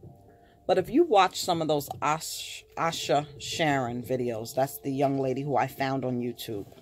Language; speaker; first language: English; native; English